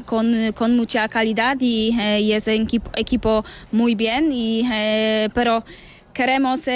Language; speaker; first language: Spanish; non-native, learner; Polish